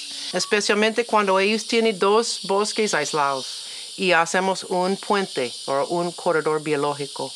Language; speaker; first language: Spanish; non-native, learner; English